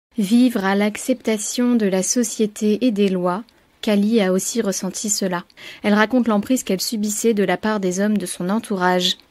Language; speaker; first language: French; native; French